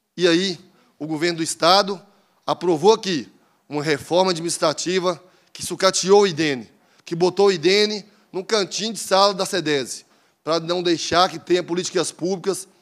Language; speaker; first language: Portuguese; native; Portuguese